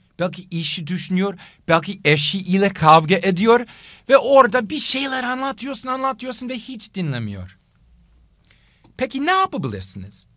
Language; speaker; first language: Turkish; non-native, fluent; English